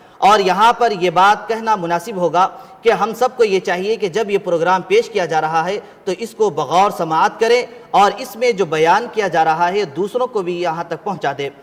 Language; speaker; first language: Urdu; native; Urdu